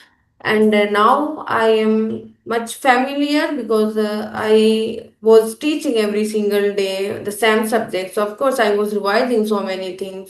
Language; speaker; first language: English; non-native, local second language; Hindi